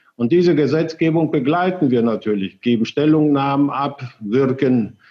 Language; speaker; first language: German; early bilingual, other home language; Spanish